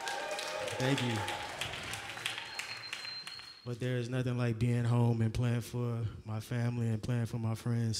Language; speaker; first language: English; native; English